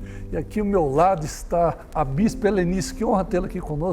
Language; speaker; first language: Portuguese; native; Portuguese